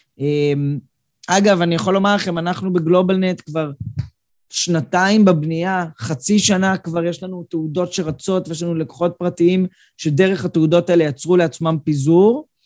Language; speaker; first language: Hebrew; native; Hebrew